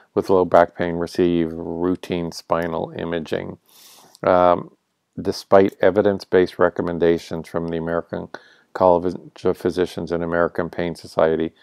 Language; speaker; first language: English; native; English